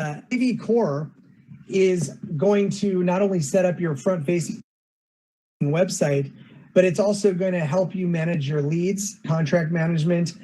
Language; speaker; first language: English; native; English